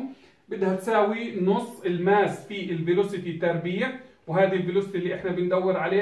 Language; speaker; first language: Arabic; native; Arabic